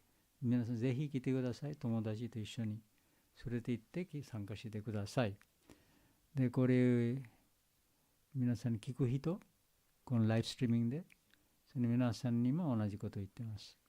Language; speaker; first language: Japanese; non-native, learner; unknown